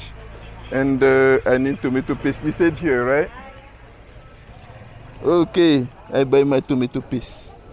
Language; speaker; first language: English; non-native, fluent; French